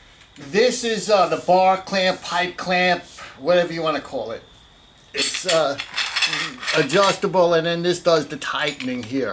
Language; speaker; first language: English; native; English